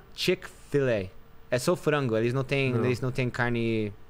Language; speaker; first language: Portuguese; non-native, fluent; English